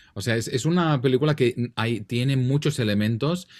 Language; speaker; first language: Spanish; native; Spanish